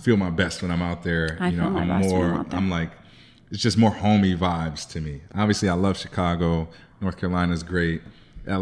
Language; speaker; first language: English; native; English